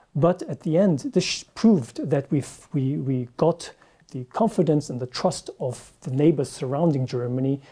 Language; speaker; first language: English; non-native, fluent; German